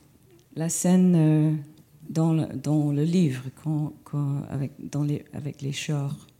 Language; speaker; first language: French; non-native, fluent; English